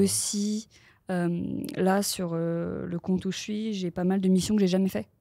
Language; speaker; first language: French; native; French